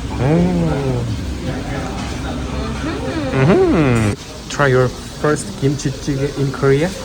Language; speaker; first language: English; non-native, learner; Korean